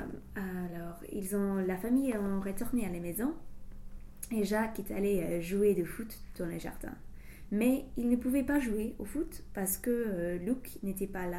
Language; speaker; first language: French; non-native, fluent; English